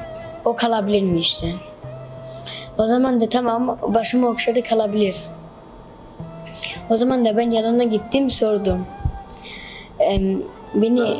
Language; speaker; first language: Turkish; early bilingual, heritage; Turkish